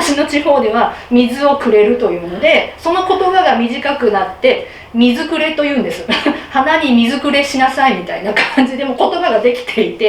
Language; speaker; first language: Japanese; native; Japanese